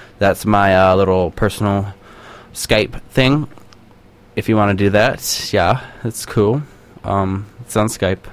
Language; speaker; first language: English; native; English